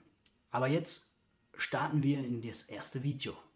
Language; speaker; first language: German; native; German